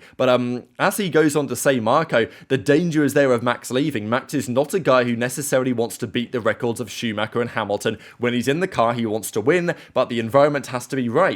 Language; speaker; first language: English; native; English